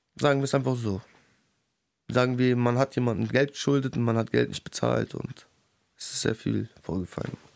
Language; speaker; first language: German; early bilingual, other home language; Russian